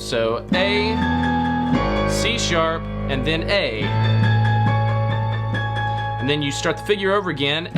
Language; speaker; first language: English; native; English